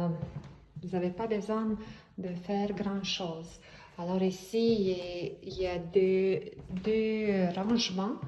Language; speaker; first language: French; non-native, fluent; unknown